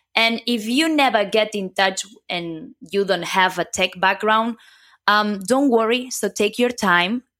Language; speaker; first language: English; non-native, fluent; Catalan